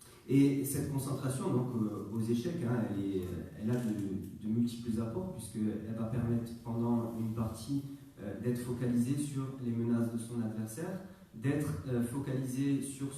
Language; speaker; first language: French; native; French